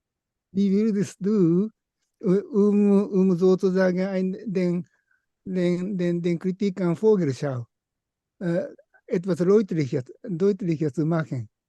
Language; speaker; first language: German; non-native, fluent; Japanese